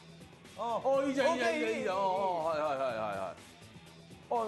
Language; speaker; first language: Japanese; native; Japanese